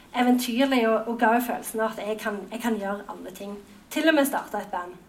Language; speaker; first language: Norwegian; native; Norwegian